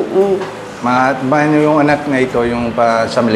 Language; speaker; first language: Filipino; non-native, learner; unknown